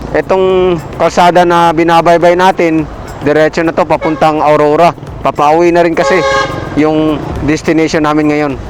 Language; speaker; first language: Filipino; non-native, local second language; Cebuano